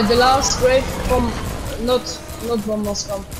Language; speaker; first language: English; non-native, learner; German